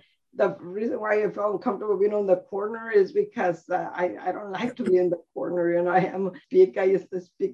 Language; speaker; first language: English; early bilingual, other home language; Spanish